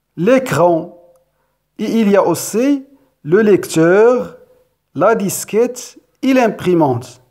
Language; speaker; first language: French; non-native, local second language; Arabic